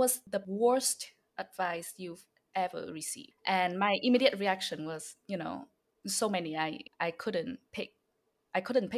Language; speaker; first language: English; non-native, fluent; Vietnamese